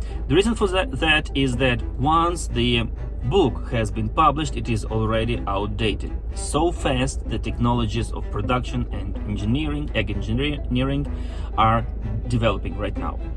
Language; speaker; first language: English; non-native, fluent; Ukrainian